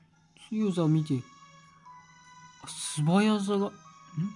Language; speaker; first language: Japanese; native; Japanese